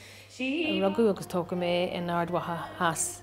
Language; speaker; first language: Irish; native; Irish